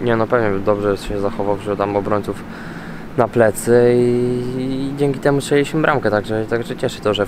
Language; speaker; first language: Polish; native; Polish